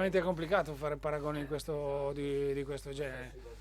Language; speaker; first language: Italian; native; Italian